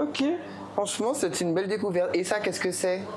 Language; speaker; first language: French; native; French